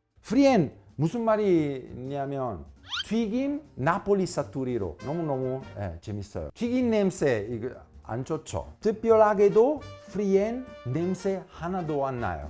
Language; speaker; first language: Korean; non-native, fluent; Italian